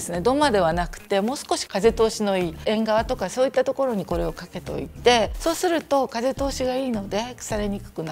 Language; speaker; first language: Japanese; native; Japanese